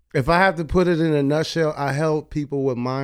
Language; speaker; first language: English; early bilingual, other home language; Spanish